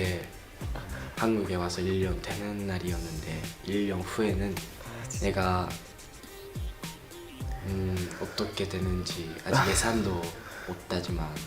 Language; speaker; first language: Korean; non-native, learner; Japanese